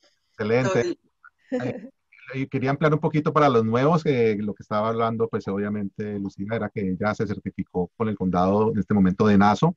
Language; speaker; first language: Spanish; native; Spanish